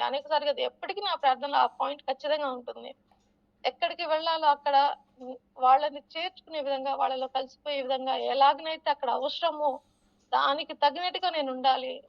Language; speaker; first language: Telugu; non-native, local second language; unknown